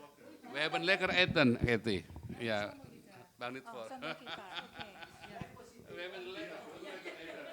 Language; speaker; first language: Dutch; non-native, learner; Indonesian